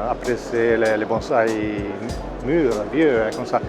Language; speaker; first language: French; non-native, local second language; Italian